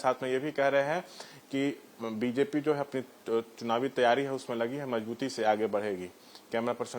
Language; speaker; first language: Hindi; native; Hindi